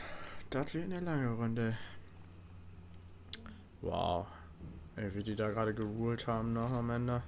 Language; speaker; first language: German; native; German